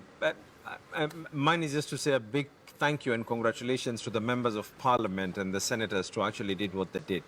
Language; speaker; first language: English; non-native, local second language; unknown